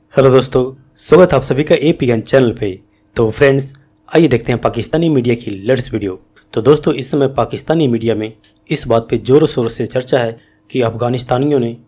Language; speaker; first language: Urdu; native; Urdu